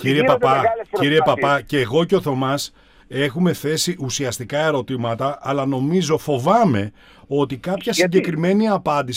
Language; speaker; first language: Greek; native; Greek